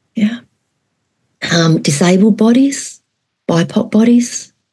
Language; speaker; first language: English; native; English